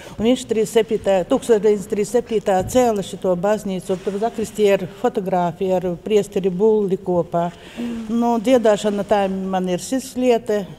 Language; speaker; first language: Latvian; native; Latvian